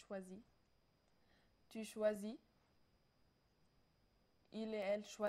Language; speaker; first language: French; non-native, learner; Arabic